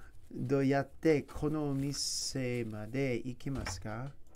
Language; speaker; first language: Japanese; non-native, learner; English